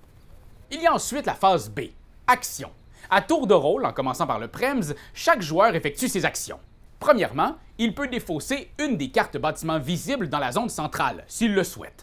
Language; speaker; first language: French; native; French